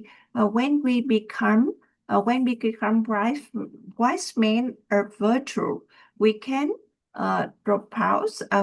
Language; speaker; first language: English; non-native, learner; Vietnamese